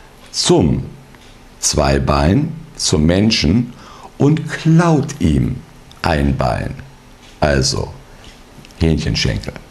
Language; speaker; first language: German; native; German